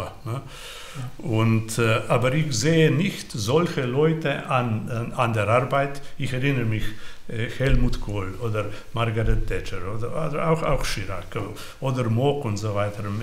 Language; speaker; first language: German; non-native, fluent; Slovenian